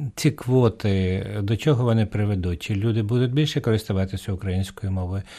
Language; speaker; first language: Ukrainian; native; Ukrainian